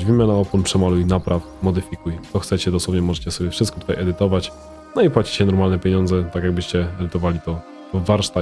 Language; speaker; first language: Polish; native; Polish